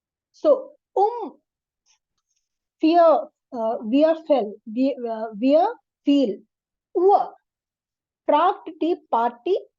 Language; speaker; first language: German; non-native, learner; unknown